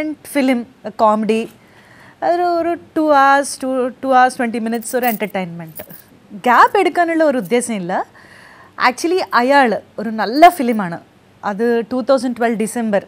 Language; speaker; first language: Malayalam; non-native, fluent; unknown